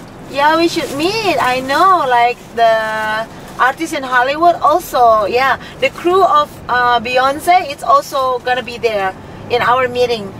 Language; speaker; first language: English; non-native, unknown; Indonesian